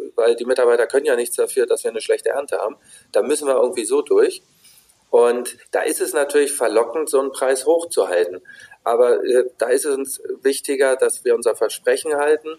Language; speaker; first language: German; native; German